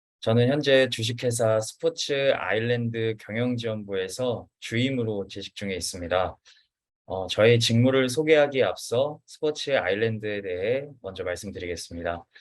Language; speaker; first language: Korean; native; Korean